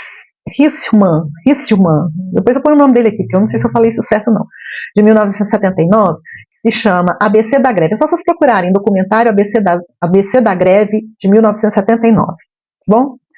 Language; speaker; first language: Portuguese; native; Portuguese